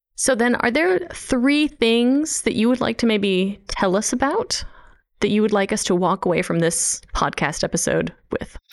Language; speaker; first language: English; native; English